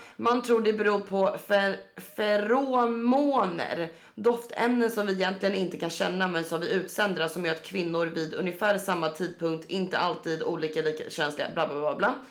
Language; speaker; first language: Swedish; native; Swedish